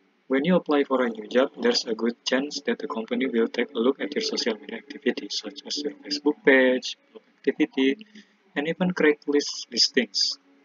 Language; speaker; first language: English; non-native, learner; Indonesian